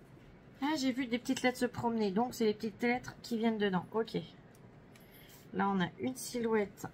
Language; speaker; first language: French; native; French